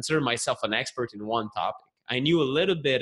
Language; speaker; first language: English; non-native, fluent; French